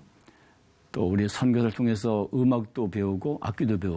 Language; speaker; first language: Korean; native; Korean